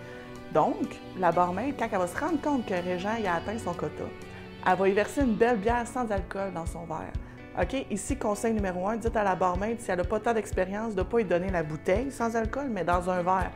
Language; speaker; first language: French; native; French